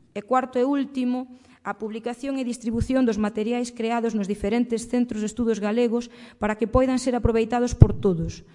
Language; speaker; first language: Galician; native; Galician